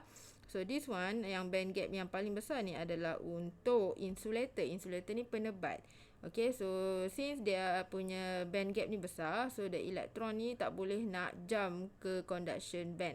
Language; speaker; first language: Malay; native; Malay